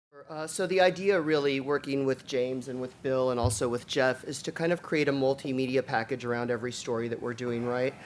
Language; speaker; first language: English; native; English